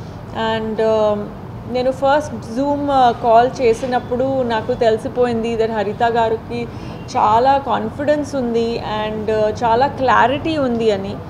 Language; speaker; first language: Telugu; non-native, fluent; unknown